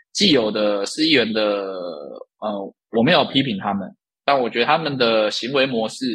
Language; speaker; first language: Chinese; native; Chinese